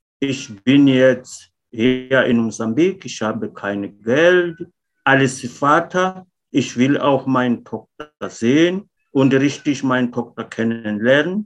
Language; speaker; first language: German; non-native, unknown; Portuguese